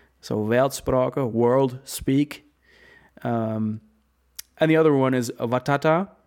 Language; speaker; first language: English; non-native, fluent; Low German